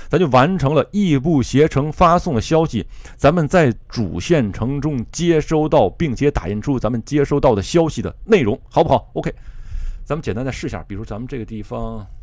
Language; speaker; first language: Chinese; native; Chinese